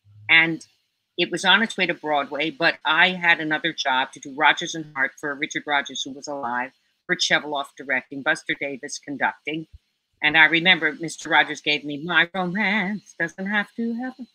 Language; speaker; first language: English; native; English